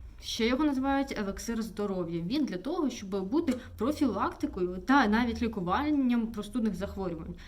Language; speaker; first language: Ukrainian; non-native, local second language; Russian